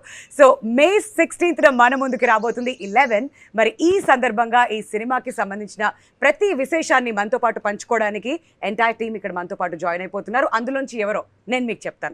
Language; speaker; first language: Telugu; native; Telugu